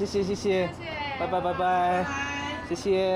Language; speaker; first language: Chinese; non-native, fluent; Korean